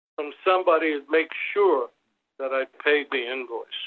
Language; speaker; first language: English; native; English